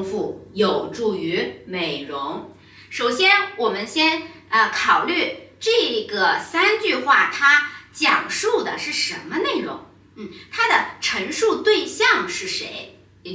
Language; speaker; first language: Chinese; native; Chinese